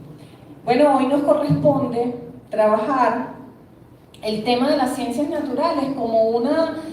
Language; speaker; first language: Spanish; native; Spanish